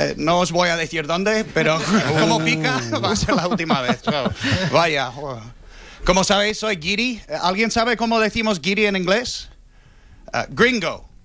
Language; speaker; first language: Spanish; non-native, fluent; English